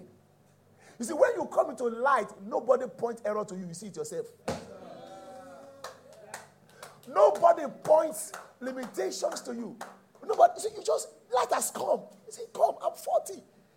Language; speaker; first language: English; non-native, local second language; Yoruba